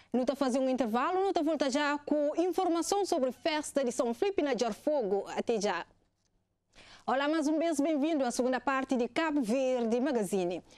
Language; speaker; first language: Portuguese; non-native, local second language; Kabuverdianu